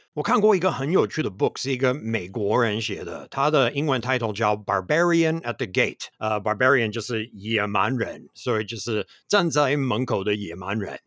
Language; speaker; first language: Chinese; non-native, fluent; English